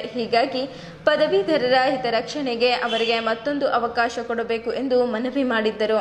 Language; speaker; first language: Kannada; native; Kannada